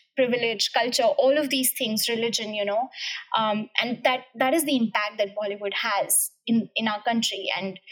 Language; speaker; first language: English; non-native, local second language; Hindi